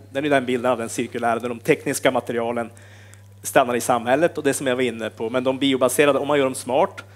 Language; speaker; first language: Swedish; native; Swedish